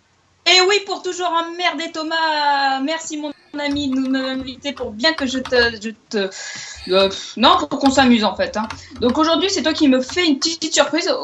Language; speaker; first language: French; native; French